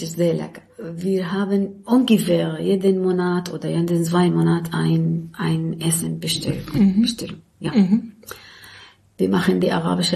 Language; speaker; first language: German; non-native, learner; Arabic